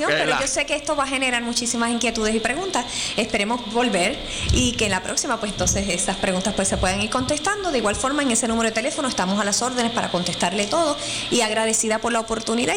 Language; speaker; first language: Spanish; native; Spanish